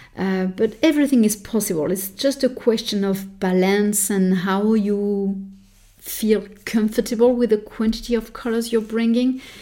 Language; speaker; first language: English; non-native, fluent; French